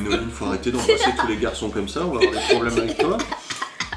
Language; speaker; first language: French; native; French